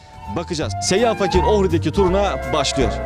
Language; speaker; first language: Turkish; native; Turkish